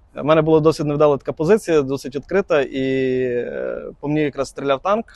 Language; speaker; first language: Ukrainian; native; Ukrainian